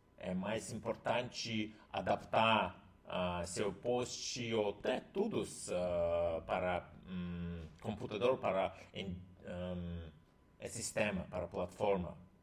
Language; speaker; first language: Portuguese; non-native, learner; Russian